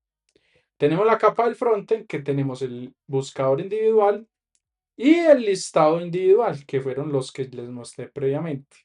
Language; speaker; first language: Spanish; native; Spanish